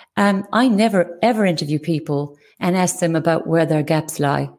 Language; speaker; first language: English; native; English